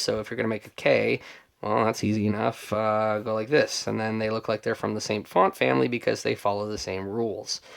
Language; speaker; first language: English; native; English